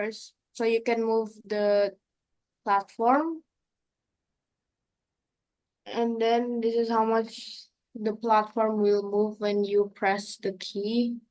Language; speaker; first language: English; non-native, learner; Indonesian